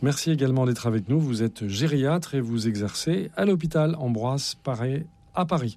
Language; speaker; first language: French; native; French